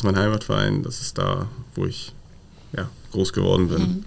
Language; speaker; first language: German; native; German